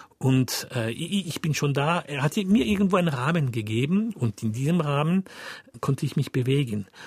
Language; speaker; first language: German; non-native, fluent; French